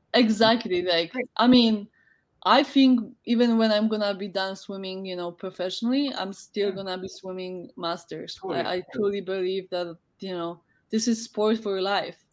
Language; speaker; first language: English; non-native, fluent; Polish